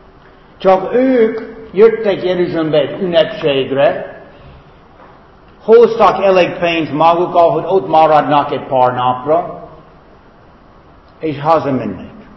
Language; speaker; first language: Hungarian; non-native, fluent; English